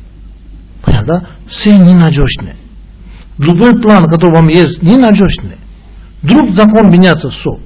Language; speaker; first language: Russian; non-native, learner; Tibetan